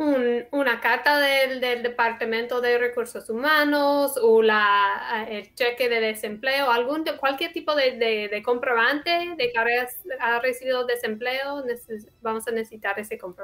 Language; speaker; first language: Spanish; non-native, fluent; English